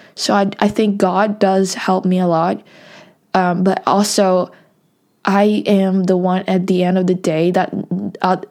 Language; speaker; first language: English; non-native, local second language; Cantonese